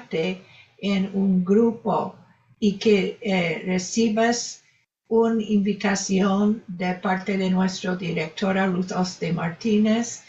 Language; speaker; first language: Spanish; non-native, fluent; English